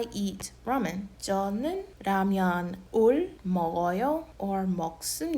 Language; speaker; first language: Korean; non-native, fluent; English